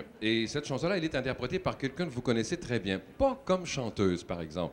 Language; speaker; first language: French; native; French